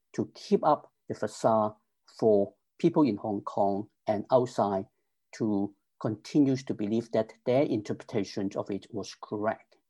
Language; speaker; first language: English; non-native, local second language; Cantonese